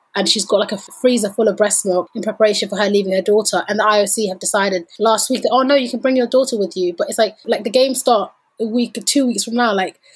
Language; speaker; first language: English; early bilingual, other home language; Danish